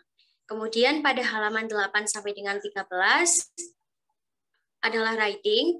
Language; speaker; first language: Indonesian; native; Indonesian